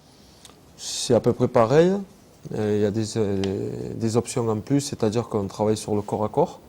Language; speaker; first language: French; native; French